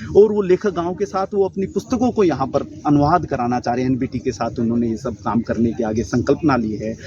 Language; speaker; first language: Hindi; native; Hindi